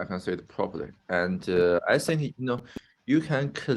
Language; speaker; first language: English; non-native, fluent; Chinese